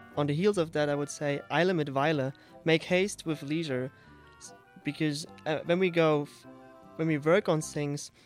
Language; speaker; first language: English; non-native, fluent; German